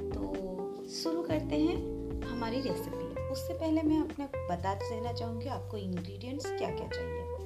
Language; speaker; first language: Hindi; non-native, local second language; Assamese